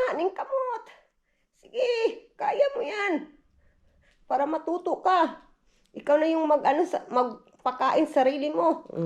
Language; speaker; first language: Filipino; non-native, local second language; Cebuano